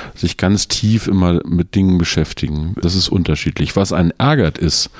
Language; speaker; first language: German; native; German